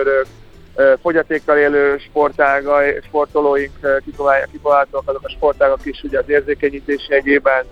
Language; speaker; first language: Hungarian; native; Hungarian